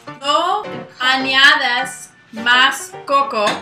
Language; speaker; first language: Spanish; non-native, learner; English